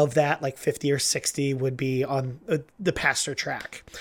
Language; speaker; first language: English; native; English